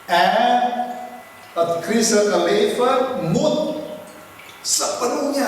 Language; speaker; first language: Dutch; non-native, learner; Indonesian